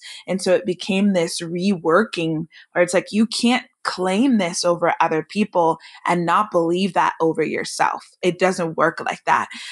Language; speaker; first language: English; native; English